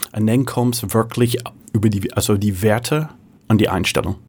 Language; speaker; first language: German; non-native, fluent; English